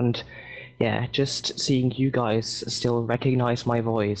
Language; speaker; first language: English; native; English